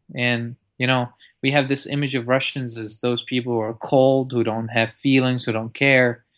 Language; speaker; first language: English; early bilingual, other home language; Arabic